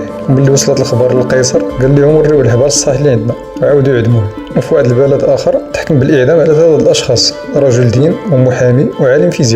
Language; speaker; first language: Arabic; native; Arabic